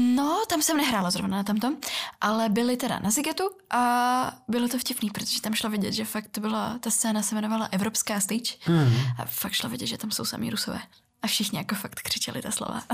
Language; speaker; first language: Czech; early bilingual, other home language; Russian